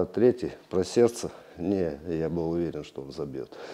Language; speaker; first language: Russian; native; Russian